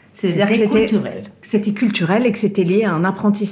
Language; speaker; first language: French; native; French